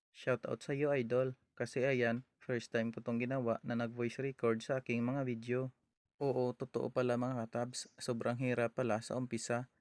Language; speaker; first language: Filipino; non-native, local second language; Hiligaynon